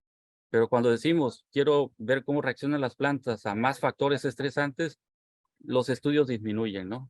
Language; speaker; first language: Spanish; native; Spanish